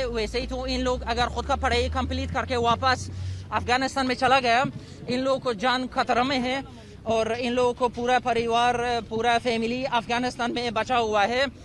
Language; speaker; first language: Hindi; non-native, fluent; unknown